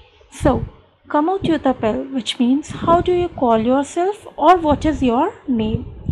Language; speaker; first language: English; non-native, local second language; Hindi